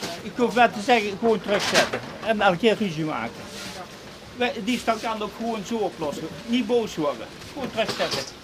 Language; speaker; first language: Dutch; native; Dutch